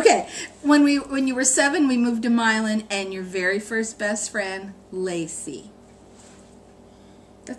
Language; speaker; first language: English; native; English